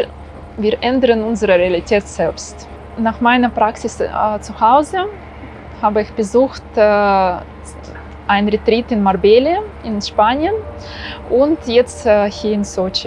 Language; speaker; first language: German; non-native, fluent; Russian